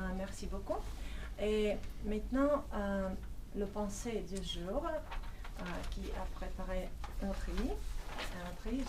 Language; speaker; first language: French; non-native, fluent; Russian